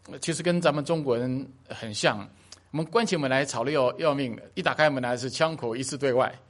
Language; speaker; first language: Chinese; native; Chinese